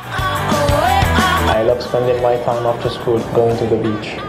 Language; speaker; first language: English; non-native, fluent; Arabic